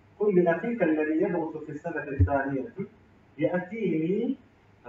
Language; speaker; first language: Arabic; non-native, fluent; Urdu